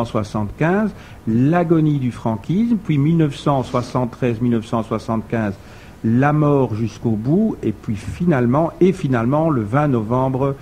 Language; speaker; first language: French; native; French